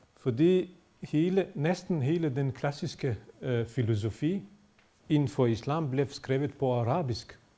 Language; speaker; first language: Danish; non-native, fluent; Bosnian